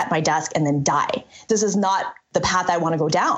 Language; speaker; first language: English; early bilingual, other home language; Chinese